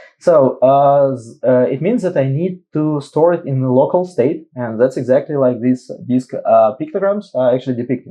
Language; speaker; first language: English; non-native, fluent; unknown